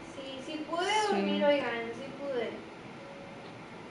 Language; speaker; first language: Spanish; native; Spanish